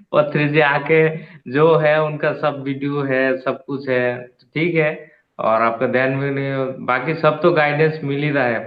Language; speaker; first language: Hindi; non-native, local second language; Bangla